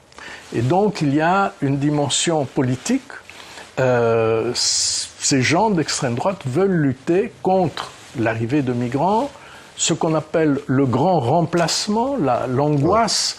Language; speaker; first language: French; early bilingual, other home language; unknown